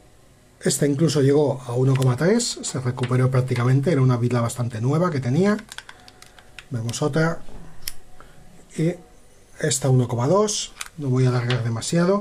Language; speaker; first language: Spanish; native; Spanish